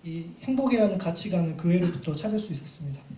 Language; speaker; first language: Korean; native; Korean